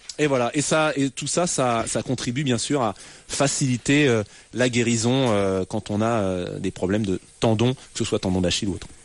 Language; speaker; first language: French; native; French